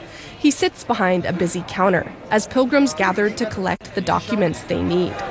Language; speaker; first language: English; native; English